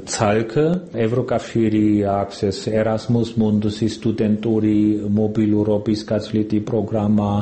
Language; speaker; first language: Georgian; non-native, fluent; German